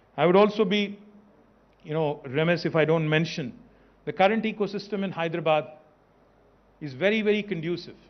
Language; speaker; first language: English; non-native, local second language; Telugu